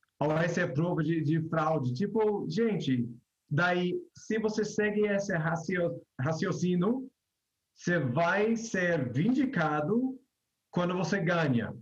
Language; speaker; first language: Portuguese; non-native, fluent; English